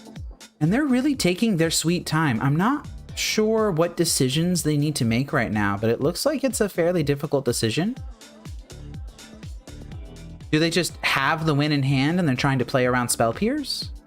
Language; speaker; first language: English; native; English